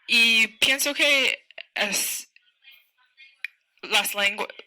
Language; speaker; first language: Spanish; non-native, learner; English